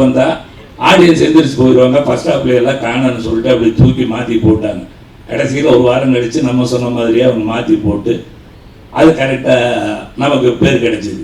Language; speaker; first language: Tamil; native; Tamil